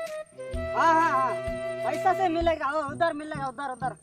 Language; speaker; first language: Hindi; non-native, local second language; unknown